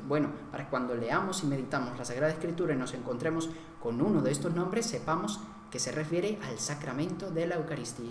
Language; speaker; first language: Spanish; native; Spanish